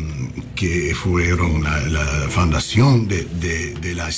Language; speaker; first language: Spanish; non-native, learner; English